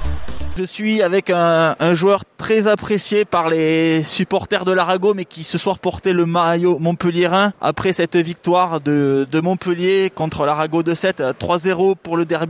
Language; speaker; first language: French; native; French